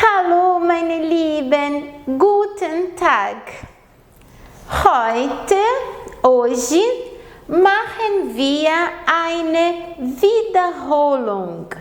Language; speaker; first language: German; non-native, fluent; Portuguese